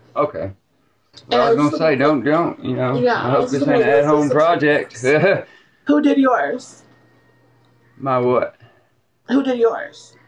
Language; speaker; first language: English; native; English